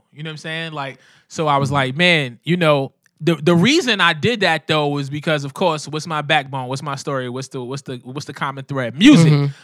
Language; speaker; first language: English; native; English